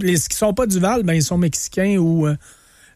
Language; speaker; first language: French; native; French